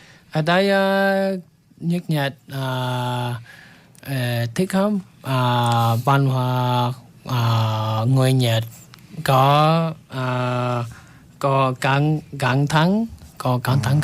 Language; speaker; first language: Vietnamese; non-native, learner; English